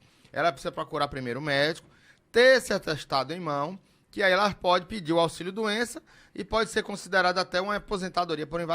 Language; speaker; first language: Portuguese; native; Portuguese